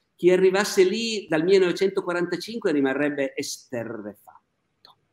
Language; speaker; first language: Italian; native; Italian